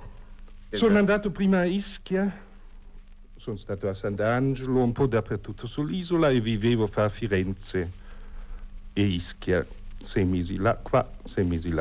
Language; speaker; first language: Italian; non-native, fluent; German